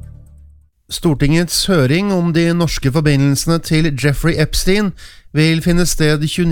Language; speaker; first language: Norwegian; native; Norwegian